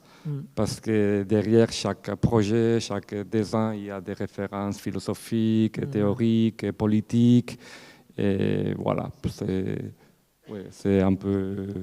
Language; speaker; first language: French; non-native, fluent; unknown